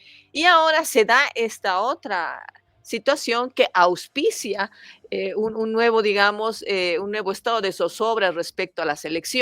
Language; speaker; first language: Spanish; native; Spanish